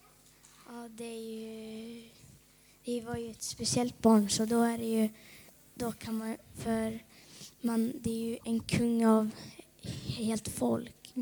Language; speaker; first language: Swedish; native; Swedish